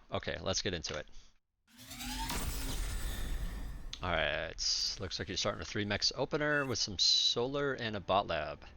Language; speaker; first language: English; native; English